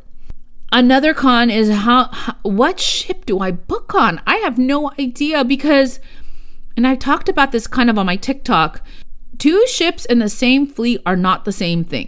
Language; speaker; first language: English; early bilingual, other home language; Spanish